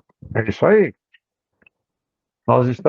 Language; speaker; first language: Portuguese; native; Portuguese